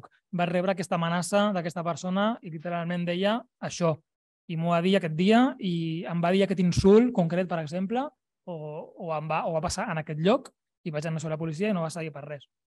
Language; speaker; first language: Catalan; native; Catalan